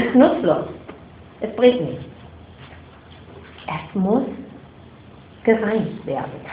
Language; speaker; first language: German; non-native, fluent; English